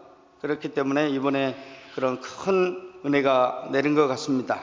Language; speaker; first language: Korean; native; Korean